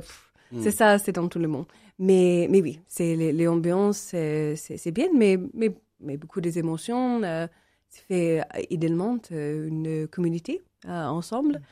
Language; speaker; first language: French; non-native, learner; English